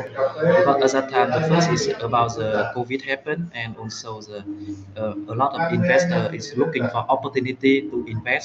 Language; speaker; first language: English; non-native, fluent; Vietnamese